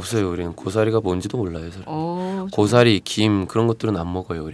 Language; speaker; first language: Korean; non-native, fluent; Turkish